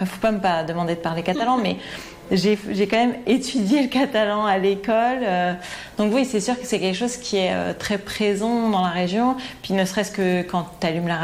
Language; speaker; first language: French; native; French